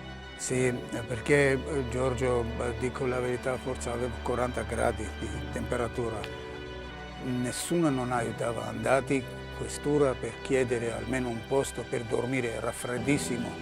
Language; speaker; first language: Italian; non-native, learner; Armenian